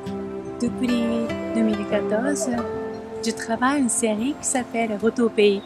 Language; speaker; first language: French; non-native, learner; Japanese